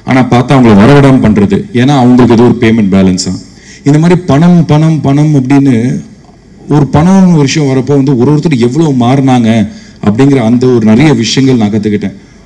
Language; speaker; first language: Tamil; native; Tamil